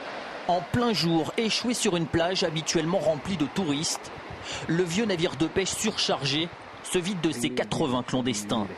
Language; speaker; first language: French; native; French